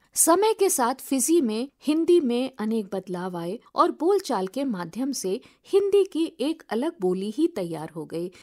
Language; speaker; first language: Hindi; native; Hindi